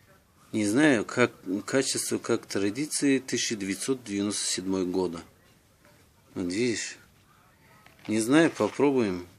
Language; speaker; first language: Russian; non-native, local second language; Tajik